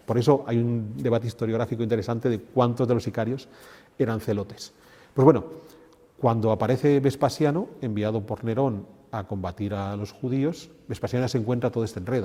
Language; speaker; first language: Spanish; native; Spanish